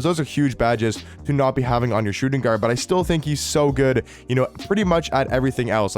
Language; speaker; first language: English; native; English